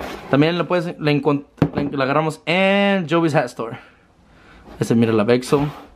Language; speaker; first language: Spanish; early bilingual, heritage; Spanish